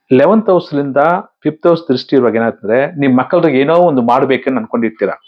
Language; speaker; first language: Kannada; non-native, local second language; Tamil